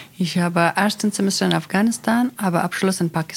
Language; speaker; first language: German; non-native, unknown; Persian